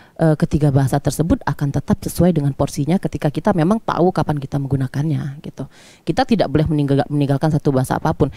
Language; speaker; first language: Indonesian; non-native, local second language; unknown